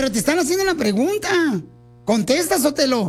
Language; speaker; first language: Spanish; native; Spanish